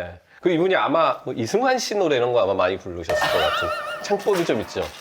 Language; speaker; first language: Korean; native; Korean